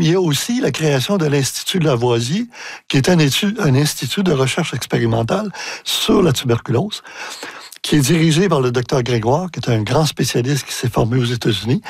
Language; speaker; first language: French; native; French